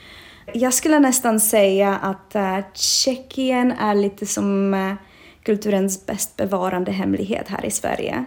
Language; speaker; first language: Swedish; non-native, fluent; Czech